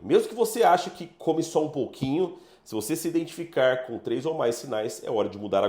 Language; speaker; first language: Portuguese; native; Portuguese